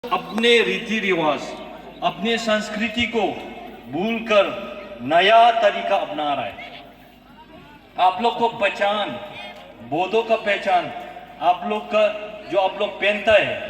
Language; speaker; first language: Hindi; non-native, fluent; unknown